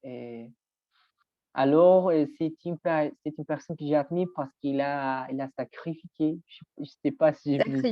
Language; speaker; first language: French; non-native, learner; Spanish